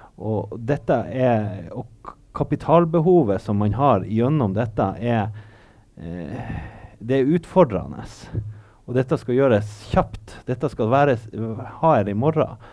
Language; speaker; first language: Norwegian; native; Norwegian